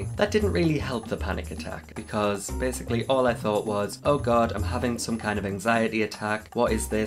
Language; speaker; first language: English; native; English